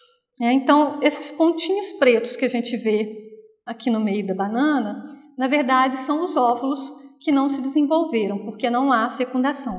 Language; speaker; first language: Portuguese; native; Portuguese